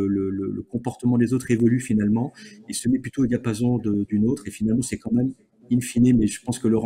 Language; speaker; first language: French; native; French